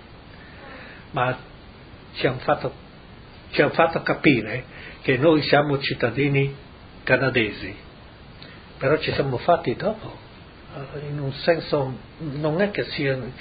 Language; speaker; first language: Italian; native; Italian